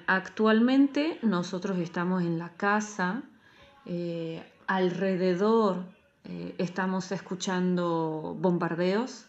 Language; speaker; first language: Spanish; non-native, fluent; Ukrainian